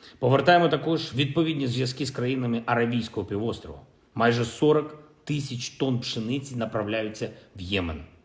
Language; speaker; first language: Ukrainian; non-native, local second language; Russian